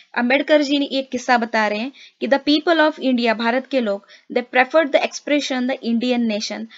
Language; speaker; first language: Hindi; non-native, local second language; Marathi